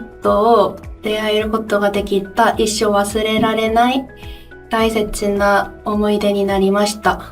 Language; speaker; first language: Japanese; non-native, fluent; Korean